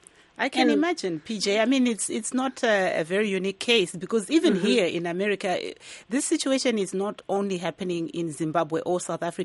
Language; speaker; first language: English; non-native, local second language; Shona